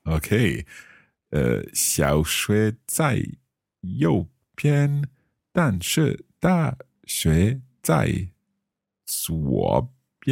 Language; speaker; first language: Chinese; non-native, learner; English